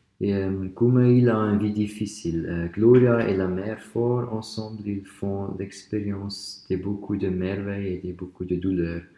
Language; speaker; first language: French; non-native, learner; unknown